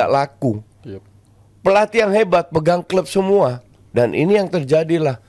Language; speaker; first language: Indonesian; native; Indonesian